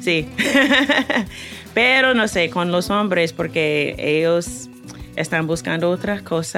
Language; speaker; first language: Spanish; non-native, fluent; English